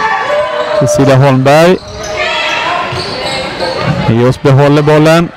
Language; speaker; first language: Swedish; native; Swedish